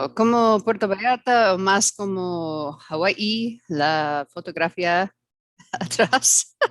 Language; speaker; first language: Spanish; non-native, learner; English